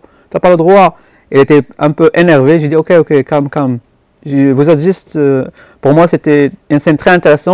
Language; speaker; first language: French; non-native, local second language; Arabic